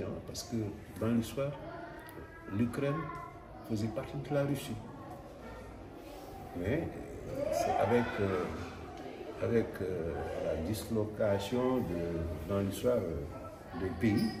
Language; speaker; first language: French; non-native, local second language; Wolof